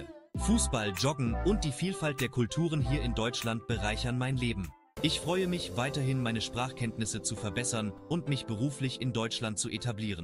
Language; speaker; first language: German; non-native, learner; Turkish